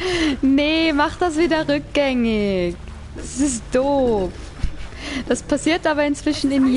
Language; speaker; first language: German; native; German